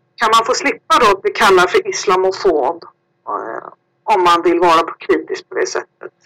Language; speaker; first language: Swedish; native; Swedish